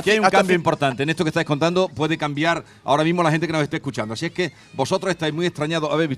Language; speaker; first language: Spanish; native; Spanish